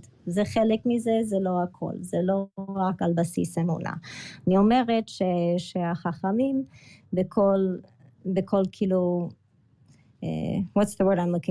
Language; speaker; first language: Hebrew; early bilingual, other home language; English